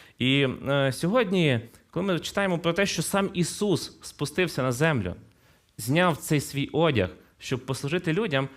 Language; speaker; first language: Ukrainian; non-native, local second language; Russian